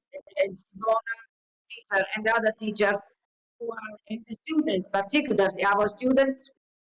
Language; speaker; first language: English; non-native, learner; Italian